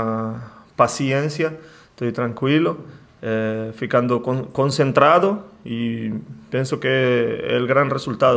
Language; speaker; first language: Portuguese; non-native, learner; Spanish